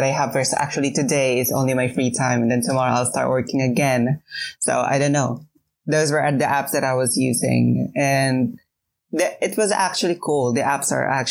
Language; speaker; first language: English; non-native, local second language; Filipino